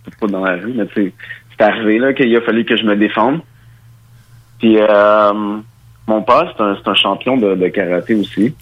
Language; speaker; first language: French; early bilingual, other home language; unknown